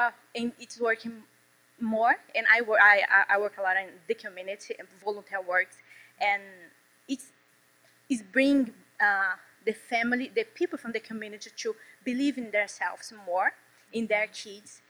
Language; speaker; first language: English; non-native, learner; Portuguese